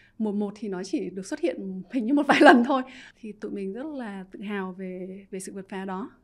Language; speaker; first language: Vietnamese; native; Vietnamese